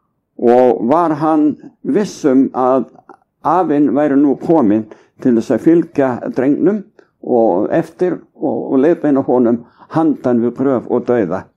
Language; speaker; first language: Icelandic; native; Icelandic